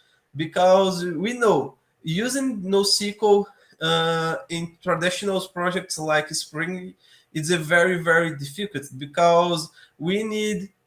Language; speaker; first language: English; non-native, learner; Portuguese